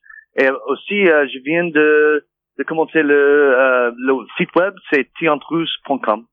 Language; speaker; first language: French; non-native, fluent; English